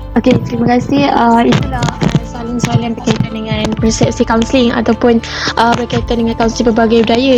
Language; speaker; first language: Malay; native; Malay